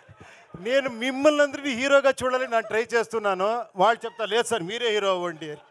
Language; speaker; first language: Telugu; non-native, local second language; Kannada